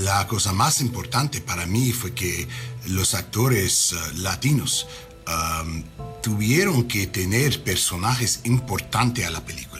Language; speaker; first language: Spanish; non-native, learner; English